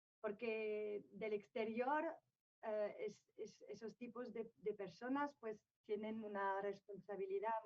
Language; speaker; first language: Spanish; non-native, fluent; French